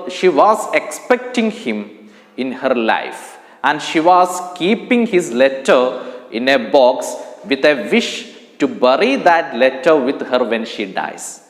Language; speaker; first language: English; non-native, local second language; Malayalam